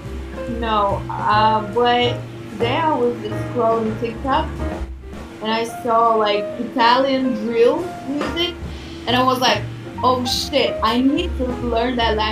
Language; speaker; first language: English; non-native, fluent; Kazakh